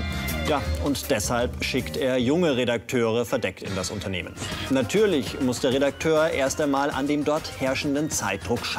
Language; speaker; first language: German; native; German